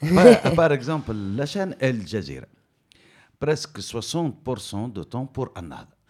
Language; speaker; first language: French; non-native, learner; Berber languages